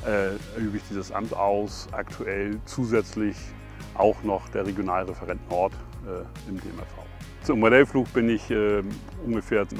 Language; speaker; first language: German; native; German